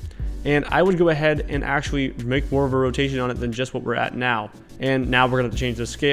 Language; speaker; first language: English; native; English